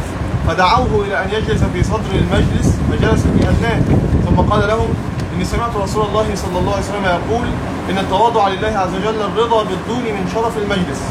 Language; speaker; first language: Arabic; native; Arabic